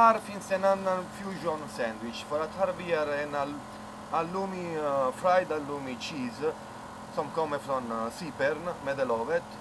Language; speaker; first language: Swedish; non-native, learner; Italian